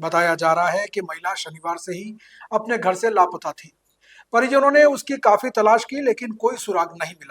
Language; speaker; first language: Hindi; native; Hindi